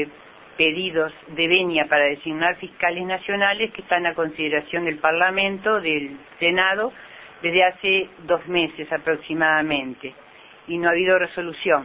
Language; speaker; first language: Spanish; native; Spanish